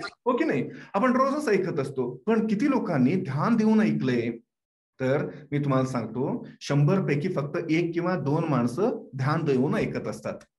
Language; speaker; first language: Marathi; non-native, fluent; Kannada